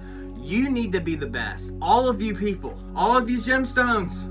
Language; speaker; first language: English; native; English